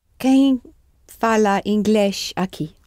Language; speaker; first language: Portuguese; non-native, learner; English